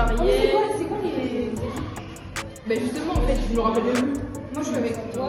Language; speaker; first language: French; native; French